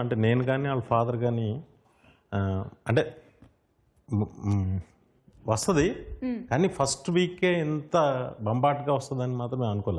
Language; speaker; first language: Telugu; native; Telugu